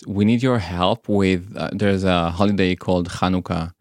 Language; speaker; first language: English; non-native, fluent; Hebrew